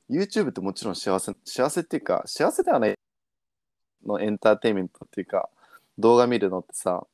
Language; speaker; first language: Japanese; early bilingual, heritage; Japanese